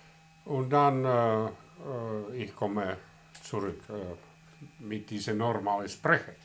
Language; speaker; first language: German; non-native, learner; Finnish